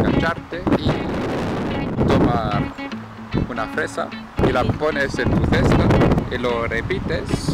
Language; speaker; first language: Spanish; non-native, learner; English